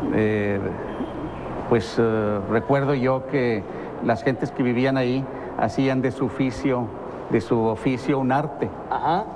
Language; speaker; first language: Spanish; native; Spanish